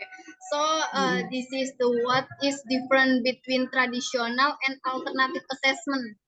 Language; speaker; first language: English; non-native, learner; Indonesian